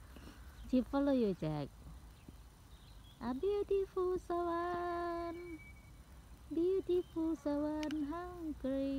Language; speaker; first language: English; non-native, learner; Thai